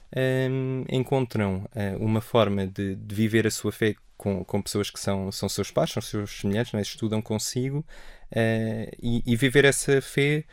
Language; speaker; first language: Portuguese; native; Portuguese